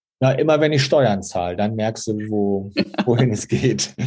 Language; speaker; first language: German; native; German